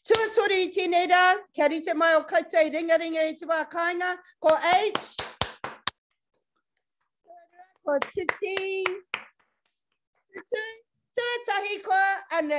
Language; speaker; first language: Māori; non-native, local second language; English